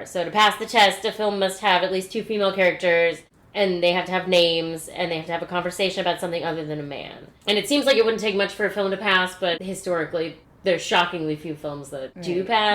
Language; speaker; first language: English; native; English